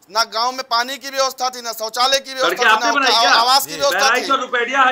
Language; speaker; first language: Hindi; native; Hindi